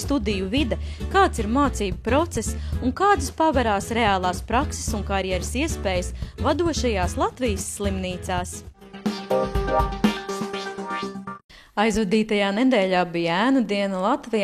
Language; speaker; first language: Latvian; native; Latvian